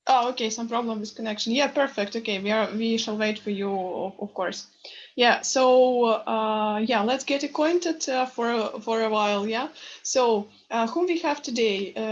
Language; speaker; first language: English; non-native, fluent; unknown